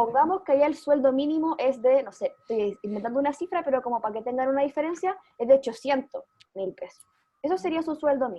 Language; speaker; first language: Spanish; native; Spanish